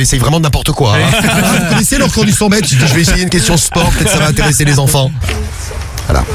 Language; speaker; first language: French; native; French